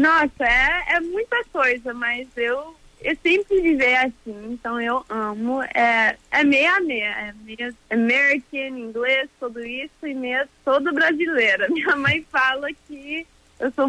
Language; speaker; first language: Portuguese; early bilingual, heritage; Portuguese